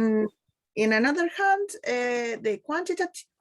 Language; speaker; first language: English; non-native, learner; Spanish